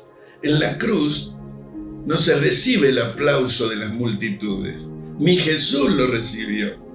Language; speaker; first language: Spanish; native; Spanish